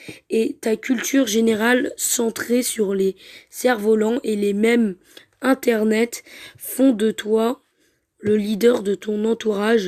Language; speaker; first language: French; native; French